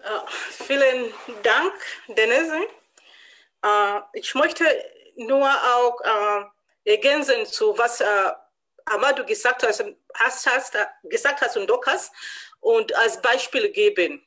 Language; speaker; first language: German; non-native, learner; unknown